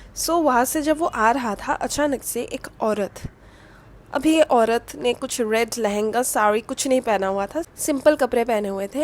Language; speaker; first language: Hindi; non-native, local second language; Bangla